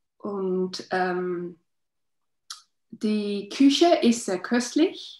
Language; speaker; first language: German; non-native, learner; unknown